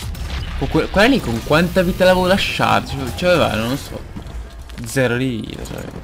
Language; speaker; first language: Italian; native; Italian